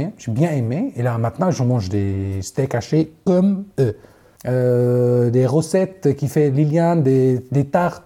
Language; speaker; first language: French; non-native, learner; Arabic